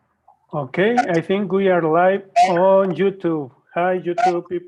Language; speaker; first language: English; non-native, fluent; Spanish